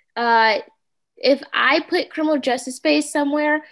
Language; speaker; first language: English; native; English